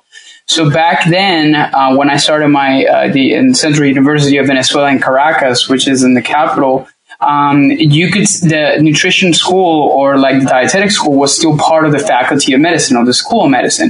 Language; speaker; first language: English; non-native, fluent; Spanish